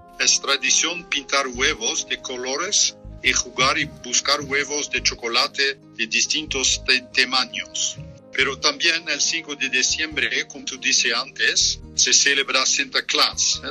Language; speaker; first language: Spanish; non-native, fluent; Dutch